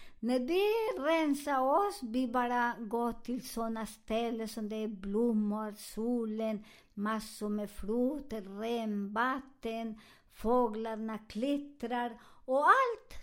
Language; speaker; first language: Swedish; non-native, learner; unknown